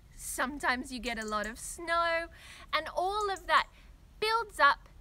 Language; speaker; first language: English; native; English